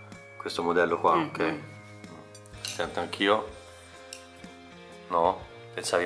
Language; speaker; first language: Italian; native; Italian